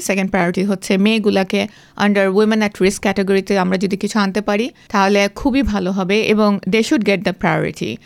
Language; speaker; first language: Bangla; native; Bangla